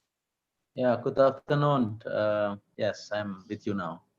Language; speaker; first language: English; non-native, fluent; Javanese